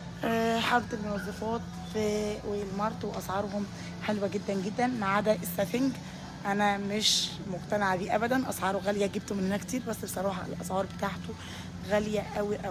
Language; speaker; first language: Arabic; native; Arabic